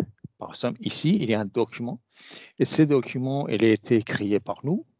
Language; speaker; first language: French; non-native, fluent; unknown